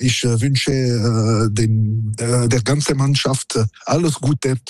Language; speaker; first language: German; non-native, local second language; French